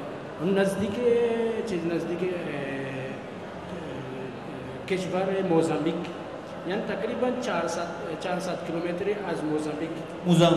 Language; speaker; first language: Persian; non-native, learner; Malagasy